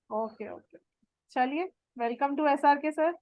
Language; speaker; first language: Hindi; native; Hindi